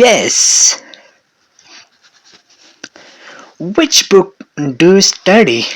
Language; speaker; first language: English; non-native, learner; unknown